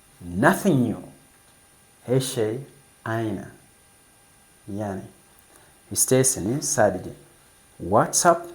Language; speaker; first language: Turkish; non-native, fluent; English